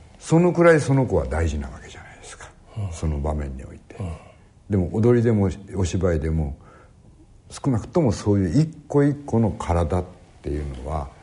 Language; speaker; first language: Japanese; native; Japanese